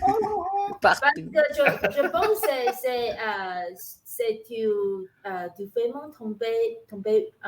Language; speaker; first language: French; non-native, learner; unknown